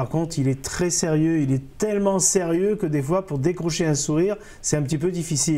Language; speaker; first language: French; native; French